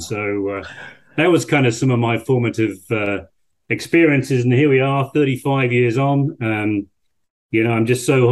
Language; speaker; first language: English; native; English